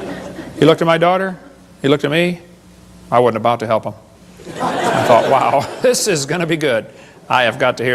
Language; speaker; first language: English; native; English